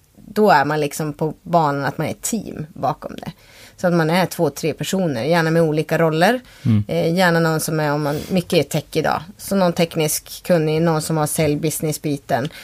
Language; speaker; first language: Swedish; native; Swedish